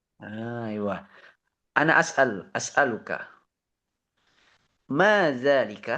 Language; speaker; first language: Arabic; non-native, fluent; Indonesian